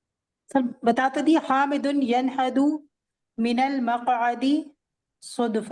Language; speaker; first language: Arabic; non-native, learner; Urdu